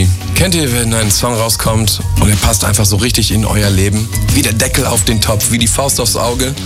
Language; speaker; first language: German; native; German